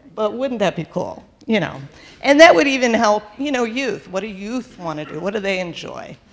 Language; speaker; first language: English; native; English